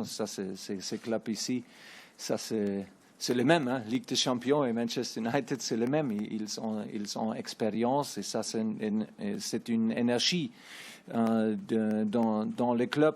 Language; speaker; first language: French; non-native, learner; German